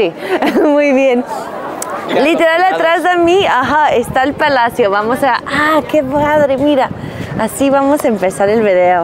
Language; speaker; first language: Spanish; non-native, fluent; English